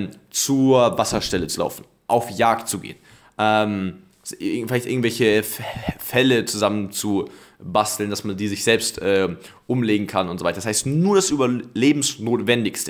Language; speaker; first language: German; native; German